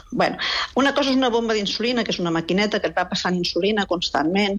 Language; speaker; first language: Catalan; native; Catalan